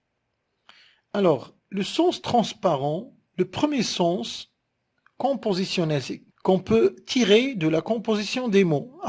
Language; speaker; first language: French; non-native, local second language; Arabic